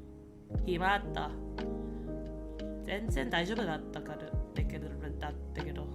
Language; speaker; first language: Japanese; non-native, learner; English